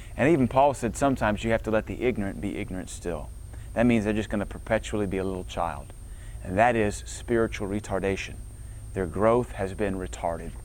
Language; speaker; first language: English; native; English